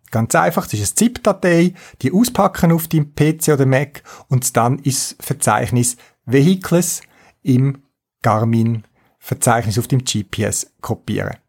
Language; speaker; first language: German; native; German